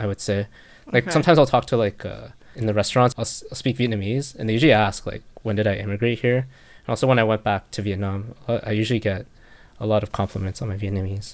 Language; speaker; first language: English; native; English